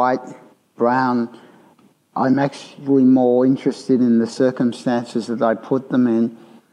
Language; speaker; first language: English; native; English